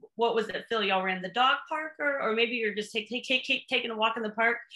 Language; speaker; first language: English; native; English